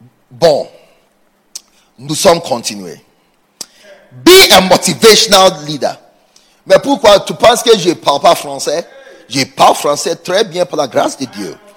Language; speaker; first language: French; non-native, learner; English